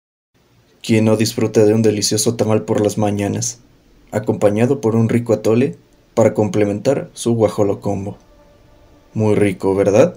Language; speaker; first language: Spanish; native; Spanish